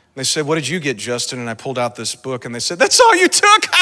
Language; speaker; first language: English; native; English